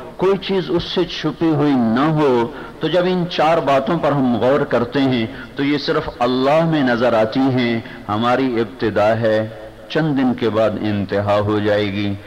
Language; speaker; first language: Urdu; non-native, local second language; Punjabi